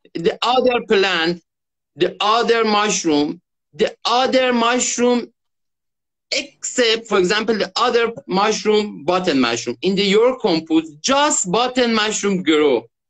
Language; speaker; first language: English; non-native, learner; Persian